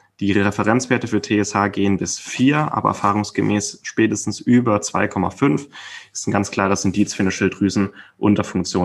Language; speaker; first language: German; native; German